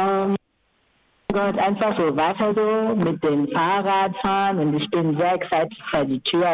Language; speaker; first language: German; non-native, fluent; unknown